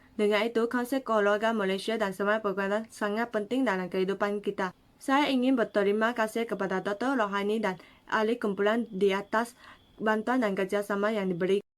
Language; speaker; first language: Malay; non-native, local second language; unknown